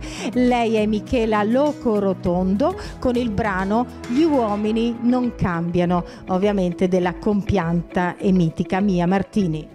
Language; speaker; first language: Italian; native; Italian